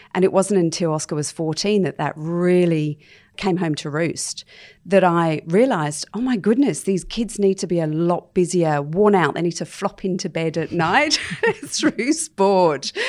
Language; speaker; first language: English; native; English